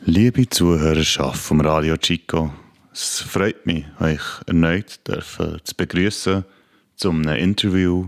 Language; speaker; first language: German; native; German